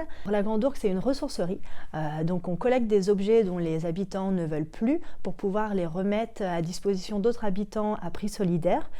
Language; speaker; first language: French; native; French